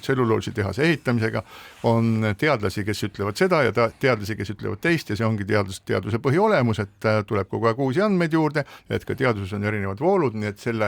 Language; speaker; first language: Estonian; native; Estonian